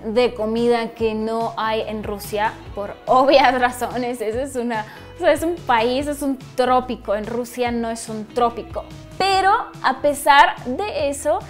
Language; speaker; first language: Spanish; non-native, fluent; Russian